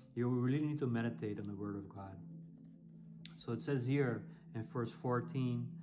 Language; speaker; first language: English; non-native, fluent; Dutch